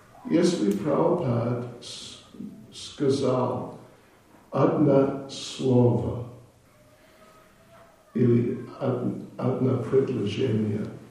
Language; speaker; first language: Russian; non-native, learner; English